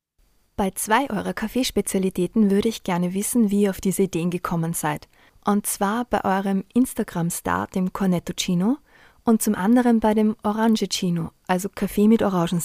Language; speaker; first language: German; native; German